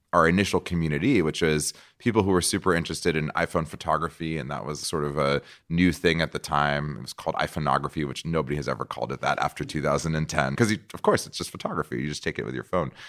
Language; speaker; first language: English; non-native, fluent; Portuguese